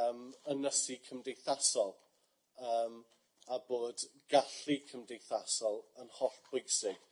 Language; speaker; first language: Welsh; non-native, fluent; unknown